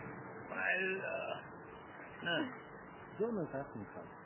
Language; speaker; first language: German; non-native, learner; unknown